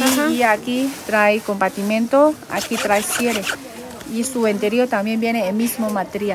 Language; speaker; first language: Spanish; non-native, learner; Chinese